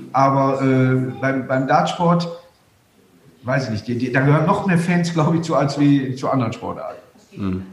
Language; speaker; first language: German; native; German